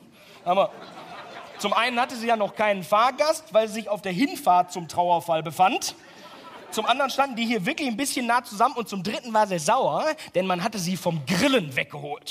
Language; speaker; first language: German; native; German